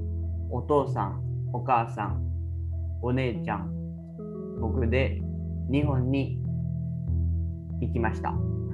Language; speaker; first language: Japanese; early bilingual, other home language; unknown